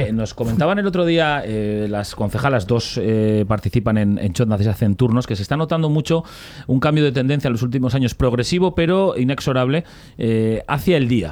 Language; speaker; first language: Spanish; native; Spanish